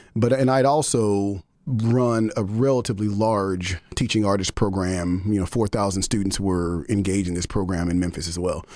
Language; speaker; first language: English; native; English